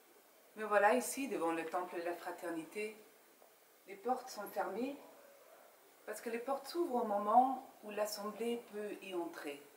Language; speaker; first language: French; native; French